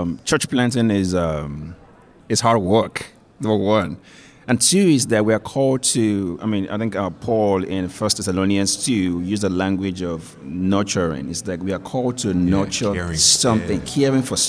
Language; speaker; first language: English; non-native, local second language; Yoruba